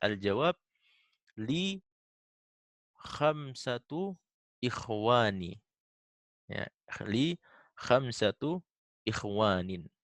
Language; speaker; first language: Arabic; non-native, fluent; Indonesian